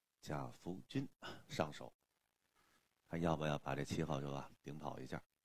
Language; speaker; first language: Chinese; native; Chinese